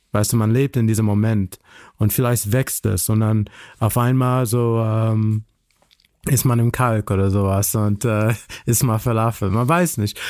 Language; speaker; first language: German; non-native, fluent; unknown